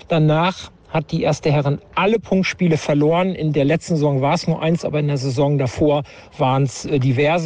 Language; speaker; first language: German; native; German